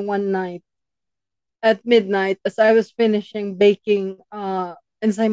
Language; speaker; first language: English; non-native, local second language; Filipino